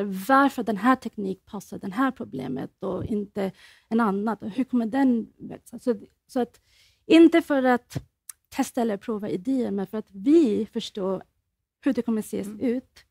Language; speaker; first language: Swedish; non-native, fluent; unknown